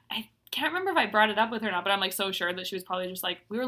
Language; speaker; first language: English; non-native, fluent; Hungarian